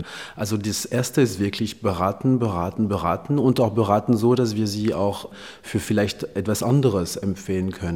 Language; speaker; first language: German; native; German